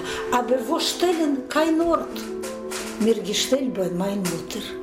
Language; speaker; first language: German; non-native, learner; Russian